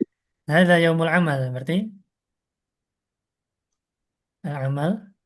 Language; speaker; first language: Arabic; non-native, fluent; Indonesian